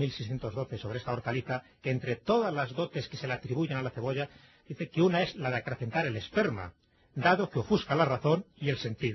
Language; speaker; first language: Spanish; native; Spanish